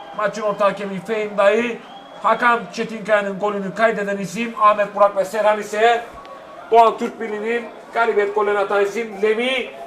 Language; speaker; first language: Turkish; native; Turkish